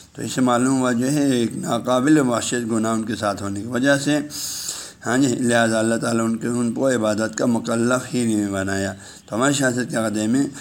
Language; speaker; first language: Urdu; native; Urdu